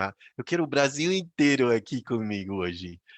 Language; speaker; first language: Portuguese; non-native, fluent; English